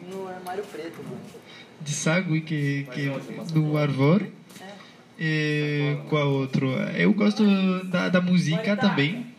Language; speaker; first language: Portuguese; non-native, learner; French